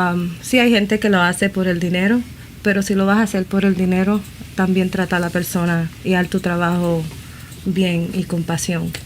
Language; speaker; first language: Spanish; early bilingual, other home language; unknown